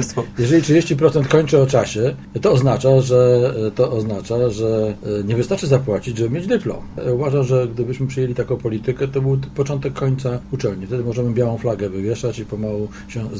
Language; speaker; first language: Polish; native; Polish